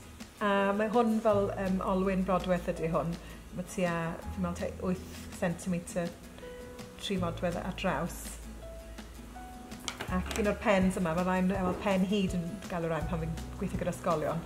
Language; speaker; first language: Welsh; native; Welsh